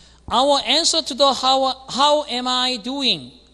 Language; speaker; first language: English; non-native, fluent; Korean